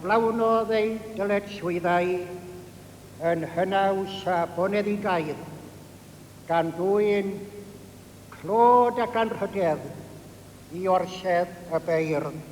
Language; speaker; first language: Welsh; native; Welsh